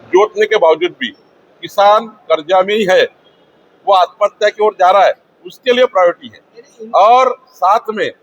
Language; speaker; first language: Hindi; non-native, local second language; Marathi